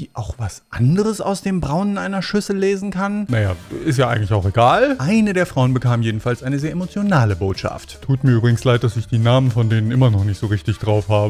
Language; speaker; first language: German; native; German